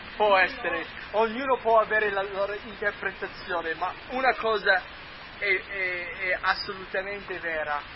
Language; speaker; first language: Italian; non-native, fluent; English